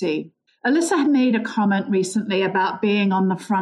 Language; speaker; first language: English; native; English